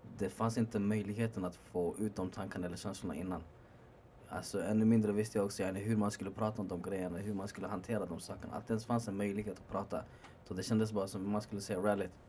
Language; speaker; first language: Swedish; early bilingual, other home language; Arabic